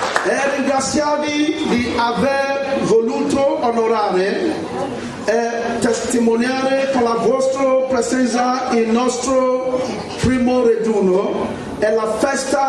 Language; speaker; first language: Italian; non-native, fluent; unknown